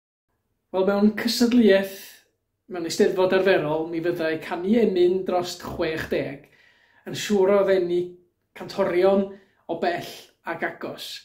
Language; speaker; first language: Welsh; native; Welsh